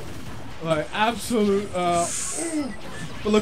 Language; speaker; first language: English; native; English